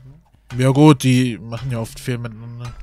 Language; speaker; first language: German; native; German